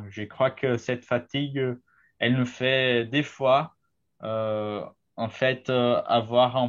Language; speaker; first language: French; non-native, fluent; Portuguese